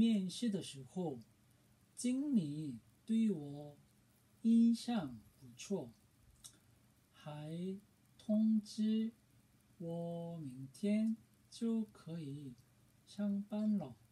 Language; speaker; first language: Chinese; non-native, learner; Korean